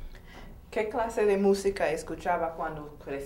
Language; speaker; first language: Spanish; non-native, fluent; English